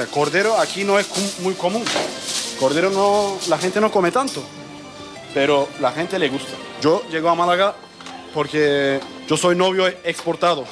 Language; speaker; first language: Spanish; non-native, learner; Turkish